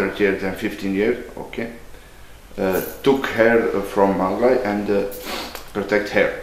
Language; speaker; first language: English; non-native, learner; Bosnian